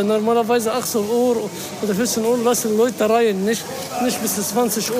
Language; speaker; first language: German; non-native, learner; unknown